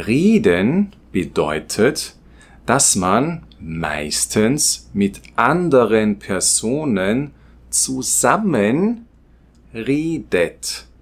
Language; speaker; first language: German; non-native, fluent; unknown